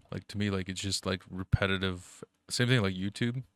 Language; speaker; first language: English; early bilingual, other home language; German